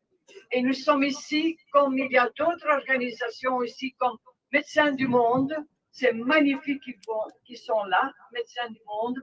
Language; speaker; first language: French; non-native, local second language; Dutch